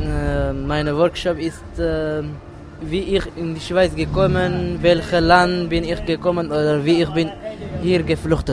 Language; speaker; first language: German; non-native, learner; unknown